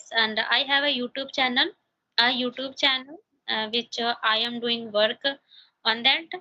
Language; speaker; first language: English; non-native, learner; Hindi